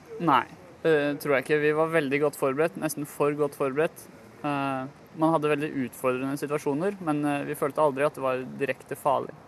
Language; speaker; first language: Norwegian; native; Norwegian